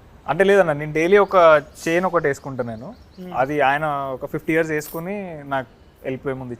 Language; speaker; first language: Telugu; native; Telugu